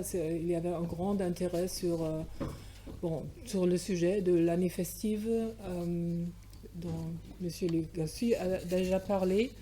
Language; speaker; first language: French; non-native, fluent; German